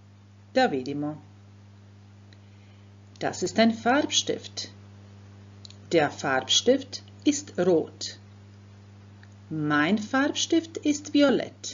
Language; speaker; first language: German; non-native, fluent; Croatian